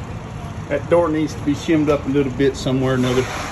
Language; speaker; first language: English; native; English